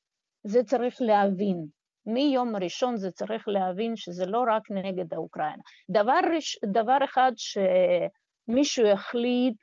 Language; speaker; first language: Hebrew; non-native, fluent; Russian